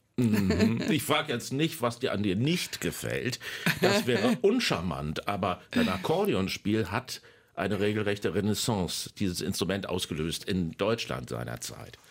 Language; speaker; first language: German; native; German